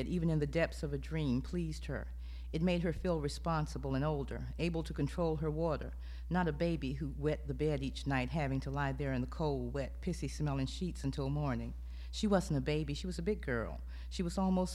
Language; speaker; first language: English; native; English